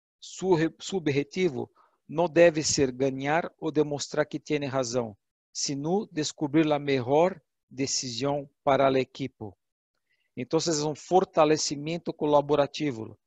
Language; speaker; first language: Portuguese; non-native, learner; Spanish